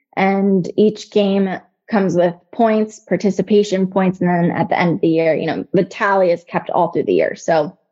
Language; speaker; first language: English; native; English